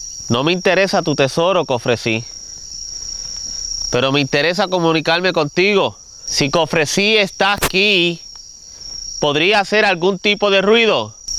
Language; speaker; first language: Spanish; early bilingual, heritage; Spanish